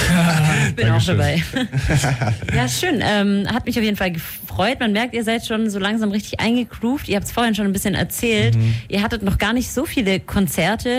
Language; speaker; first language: German; native; German